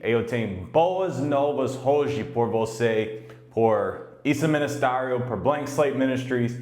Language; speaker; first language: Portuguese; non-native, learner; English